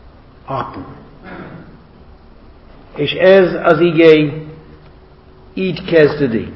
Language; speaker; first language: Hungarian; non-native, learner; English